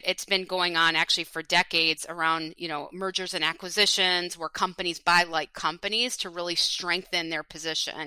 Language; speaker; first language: English; native; English